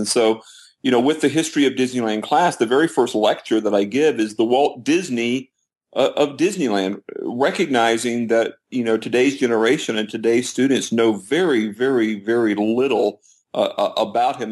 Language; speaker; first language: English; native; English